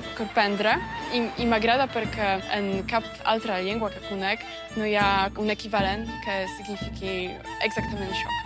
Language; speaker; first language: Catalan; non-native, fluent; Polish